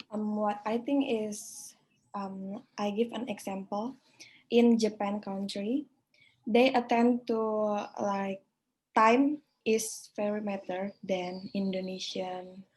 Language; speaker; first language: English; non-native, learner; Indonesian